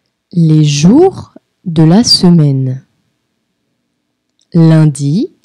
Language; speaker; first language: French; non-native, fluent; Portuguese